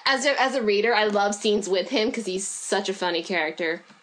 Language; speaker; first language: English; early bilingual, other home language; Japanese